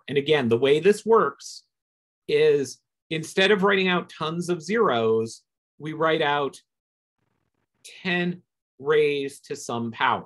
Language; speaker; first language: English; native; English